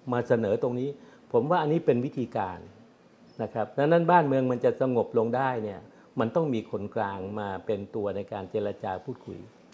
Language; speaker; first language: Thai; native; Thai